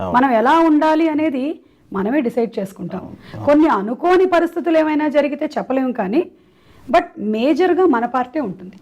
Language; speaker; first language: Telugu; non-native, local second language; Malayalam